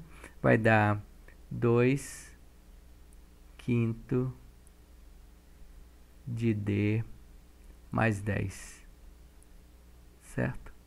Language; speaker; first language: Portuguese; native; Portuguese